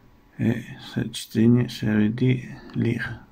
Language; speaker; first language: French; non-native, fluent; Russian